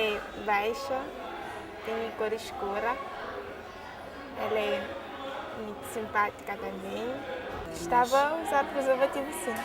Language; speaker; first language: Portuguese; non-native, local second language; Kabuverdianu